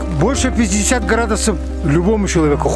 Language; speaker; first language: Russian; native; Russian